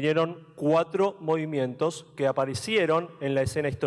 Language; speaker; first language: Spanish; native; Spanish